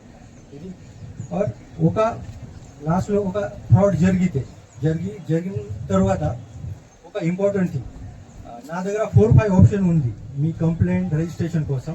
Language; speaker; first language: Telugu; non-native, learner; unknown